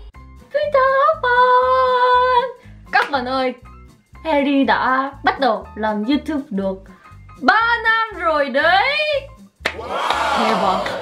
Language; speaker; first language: Vietnamese; non-native, fluent; Korean